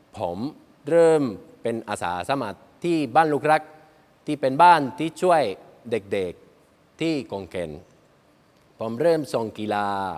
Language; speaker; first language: Thai; non-native, learner; Spanish